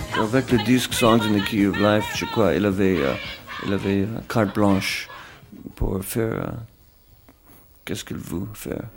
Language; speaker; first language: French; non-native, fluent; English